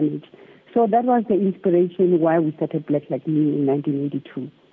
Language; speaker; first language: English; non-native, local second language; Tswana